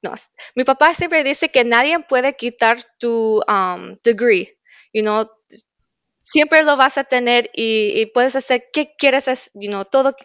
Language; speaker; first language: Spanish; early bilingual, heritage; Spanish